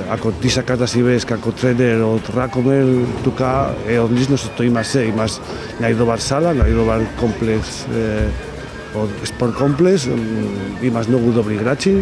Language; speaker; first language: Macedonian; non-native, learner; Spanish